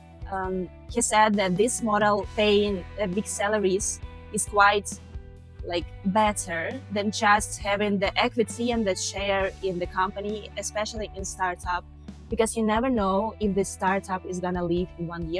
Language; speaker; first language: English; non-native, fluent; Ukrainian